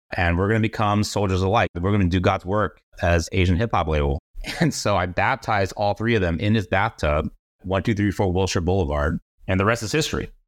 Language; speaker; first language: English; native; English